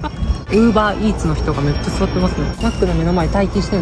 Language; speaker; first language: Japanese; native; Japanese